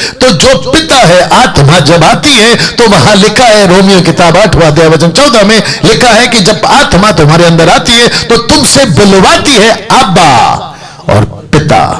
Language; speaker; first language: Hindi; non-native, local second language; Telugu